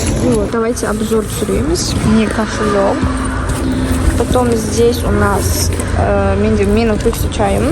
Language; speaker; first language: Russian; non-native, local second language; Kazakh